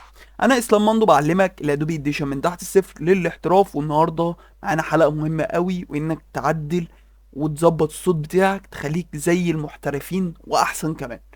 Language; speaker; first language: Arabic; native; Arabic